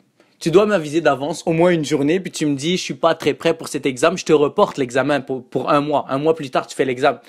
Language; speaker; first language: French; native; French